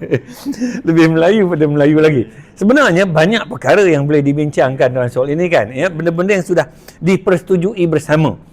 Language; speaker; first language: Malay; non-native, local second language; Min Nan Chinese